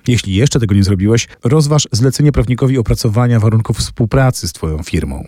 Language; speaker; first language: Polish; native; Polish